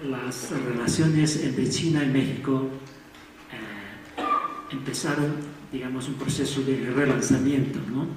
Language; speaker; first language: Spanish; non-native, fluent; Chinese